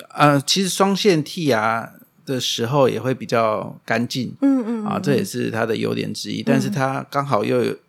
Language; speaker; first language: Chinese; non-native, fluent; German